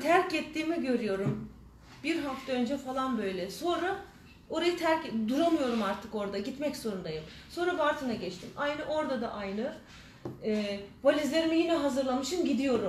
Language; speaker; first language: Turkish; early bilingual, heritage; Turkish